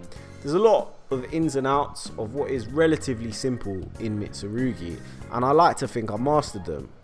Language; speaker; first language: English; native; English